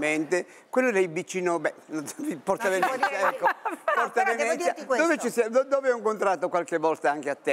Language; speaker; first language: Italian; native; Italian